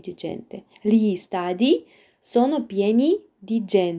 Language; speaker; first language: Italian; non-native, fluent; Ukrainian